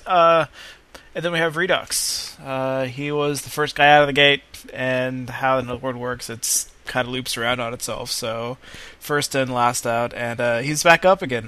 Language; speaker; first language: English; native; English